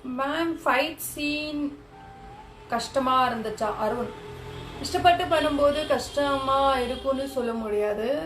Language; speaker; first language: Tamil; non-native, local second language; Kannada